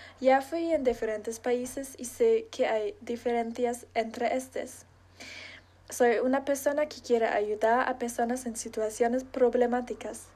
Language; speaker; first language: Spanish; non-native, learner; German